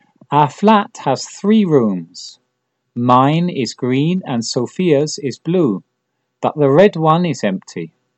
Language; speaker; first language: English; native; English